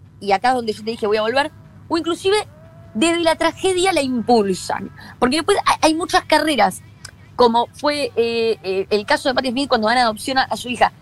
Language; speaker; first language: Spanish; native; Spanish